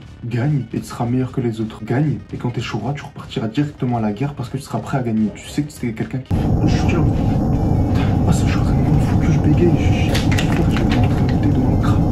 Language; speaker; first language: French; native; French